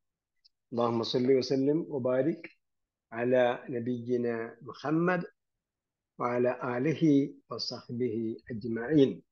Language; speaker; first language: Arabic; non-native, fluent; Malayalam